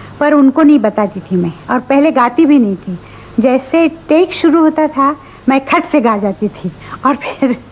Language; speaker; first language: Hindi; non-native, local second language; Marathi